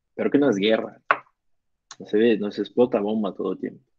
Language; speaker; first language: Spanish; non-native, learner; Portuguese